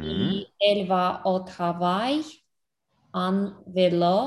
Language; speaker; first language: French; non-native, learner; English